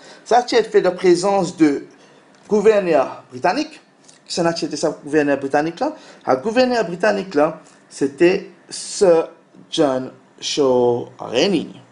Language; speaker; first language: French; non-native, local second language; Morisyen